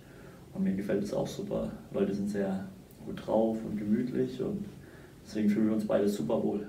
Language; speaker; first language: German; native; German